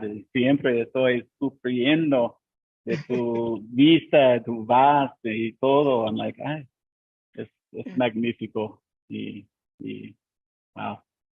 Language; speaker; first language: Spanish; non-native, learner; English